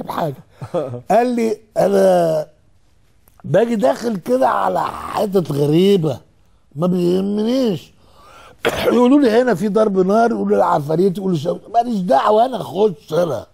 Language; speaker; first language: Arabic; native; Arabic